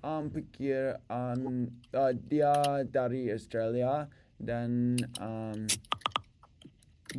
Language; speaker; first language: Indonesian; non-native, learner; English